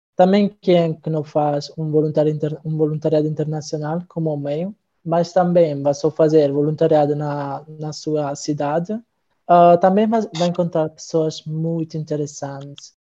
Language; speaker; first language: Portuguese; non-native, fluent; Italian